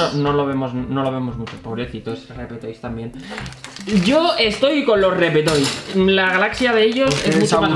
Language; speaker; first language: Spanish; native; Spanish